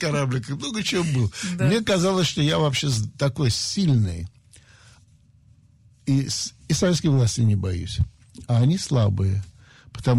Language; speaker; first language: Russian; native; Russian